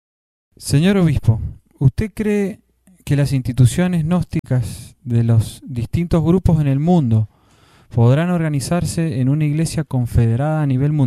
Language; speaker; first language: Spanish; native; Spanish